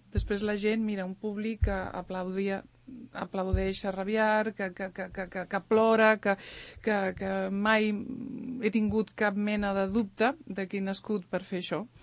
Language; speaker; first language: Catalan; early bilingual, other home language; Spanish